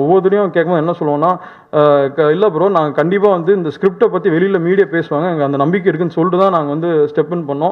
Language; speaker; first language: Tamil; native; Tamil